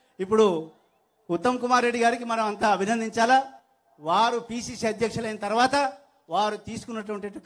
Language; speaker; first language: Telugu; non-native, local second language; Lambadi